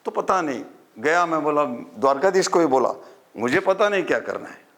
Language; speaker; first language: Hindi; non-native, local second language; Marathi